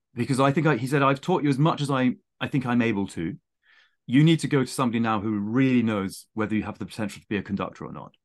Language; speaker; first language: English; native; English